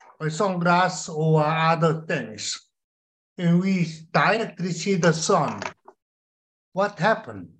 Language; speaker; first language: English; non-native, learner; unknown